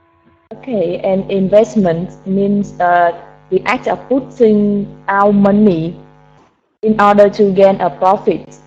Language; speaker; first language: English; non-native, learner; Vietnamese